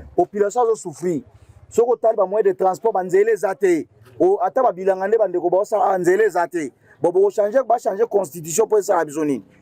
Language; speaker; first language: Lingala; native; Lingala